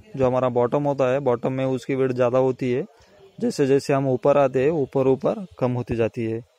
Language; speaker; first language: Hindi; non-native, local second language; Marathi